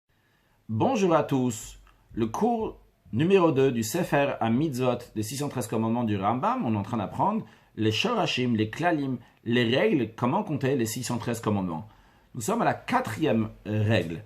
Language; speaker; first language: French; native; French